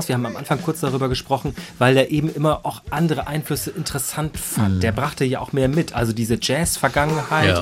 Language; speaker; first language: German; native; German